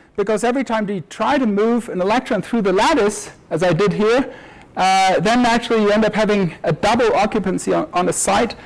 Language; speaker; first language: English; native; English